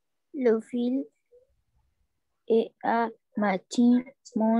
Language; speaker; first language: French; non-native, learner; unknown